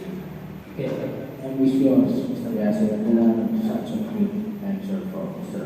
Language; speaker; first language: English; non-native, learner; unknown